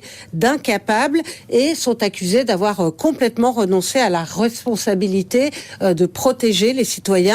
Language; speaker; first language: French; native; French